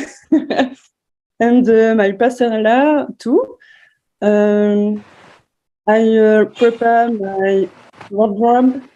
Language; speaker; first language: English; non-native, learner; French